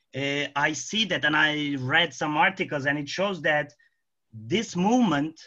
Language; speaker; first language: English; non-native, fluent; Arabic